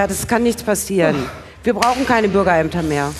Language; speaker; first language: German; native; German